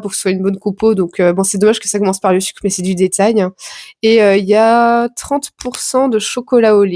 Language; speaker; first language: French; native; French